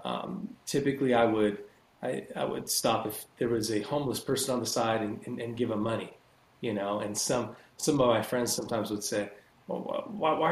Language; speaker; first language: English; native; English